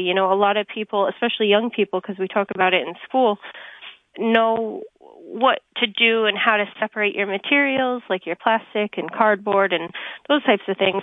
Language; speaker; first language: English; native; English